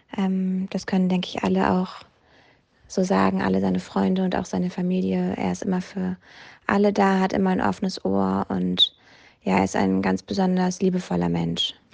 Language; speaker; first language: German; native; German